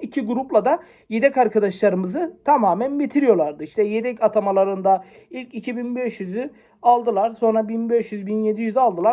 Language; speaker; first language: Turkish; native; Turkish